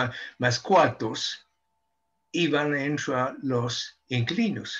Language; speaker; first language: Spanish; non-native, fluent; English